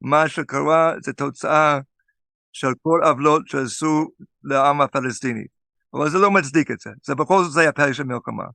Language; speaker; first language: Hebrew; non-native, fluent; English